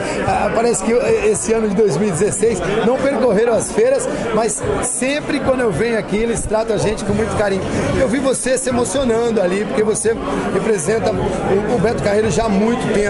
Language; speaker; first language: Portuguese; native; Portuguese